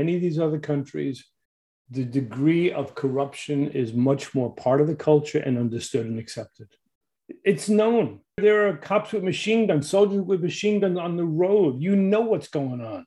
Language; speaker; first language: English; native; English